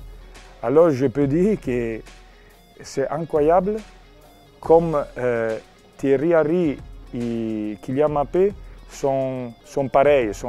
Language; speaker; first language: French; non-native, learner; Italian